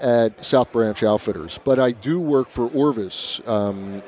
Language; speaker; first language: English; native; English